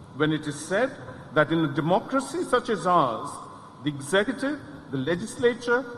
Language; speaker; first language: English; non-native, local second language; Bangla